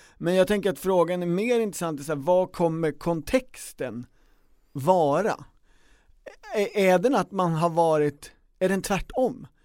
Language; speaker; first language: Swedish; native; Swedish